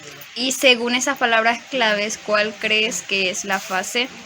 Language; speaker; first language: Spanish; native; Spanish